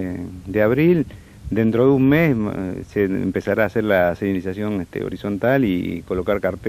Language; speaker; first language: Spanish; native; Spanish